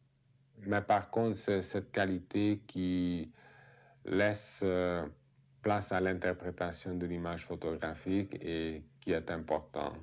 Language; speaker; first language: French; non-native, fluent; Hungarian